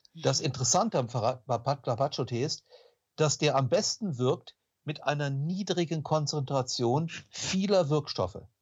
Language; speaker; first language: German; native; German